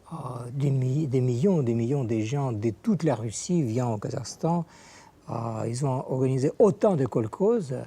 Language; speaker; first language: French; non-native, fluent; Russian